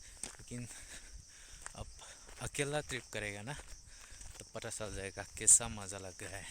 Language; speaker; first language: Hindi; non-native, local second language; Assamese